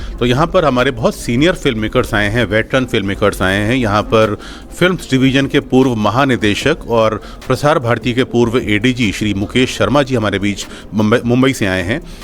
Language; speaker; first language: Hindi; native; Hindi